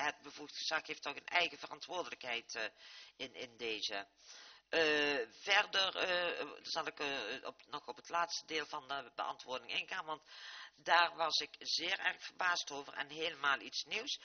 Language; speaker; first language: Dutch; native; Dutch